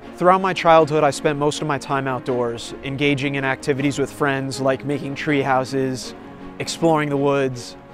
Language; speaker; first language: English; native; English